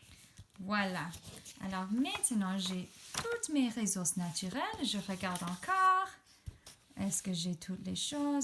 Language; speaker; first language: French; non-native, fluent; English